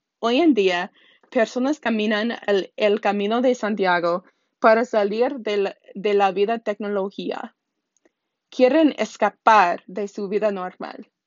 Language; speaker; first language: Spanish; non-native, learner; English